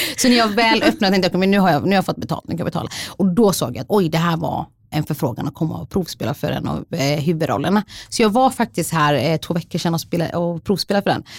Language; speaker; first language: Swedish; early bilingual, other home language; Somali